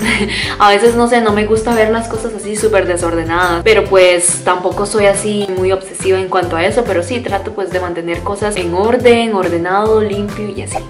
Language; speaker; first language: Spanish; early bilingual, other home language; Cantonese